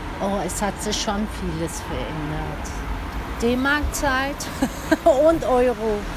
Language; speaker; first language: German; early bilingual, other home language; Turkish